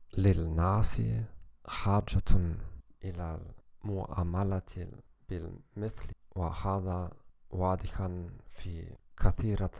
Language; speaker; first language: Arabic; non-native, learner; German